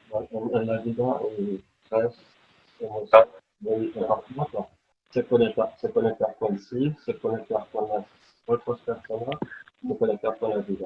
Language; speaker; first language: Spanish; non-native, learner; French